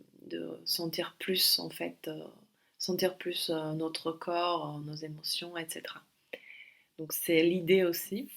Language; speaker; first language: French; non-native, fluent; Slovak